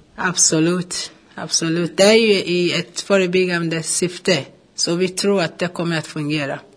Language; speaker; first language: Swedish; non-native, fluent; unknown